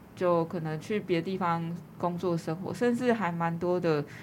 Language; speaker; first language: Chinese; native; Chinese